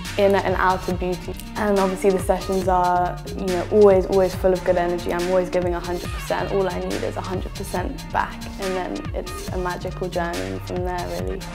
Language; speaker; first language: English; native; English